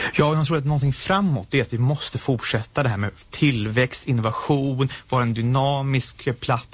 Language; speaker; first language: Swedish; native; Swedish